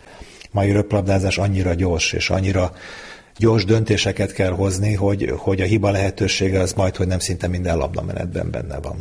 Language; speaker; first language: Hungarian; native; Hungarian